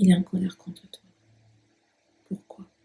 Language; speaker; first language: French; native; French